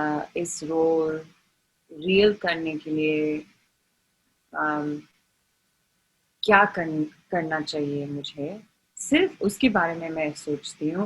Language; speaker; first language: Hindi; non-native, learner; English